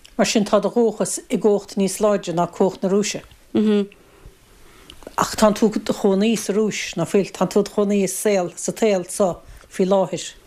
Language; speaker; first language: Irish; native; Irish